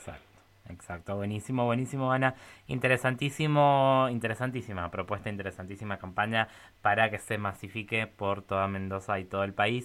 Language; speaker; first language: Spanish; native; Spanish